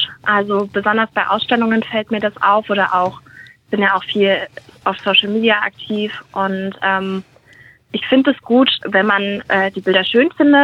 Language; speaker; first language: German; native; German